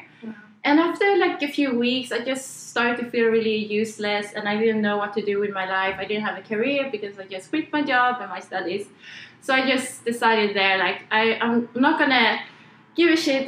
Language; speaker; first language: English; non-native, fluent; Swedish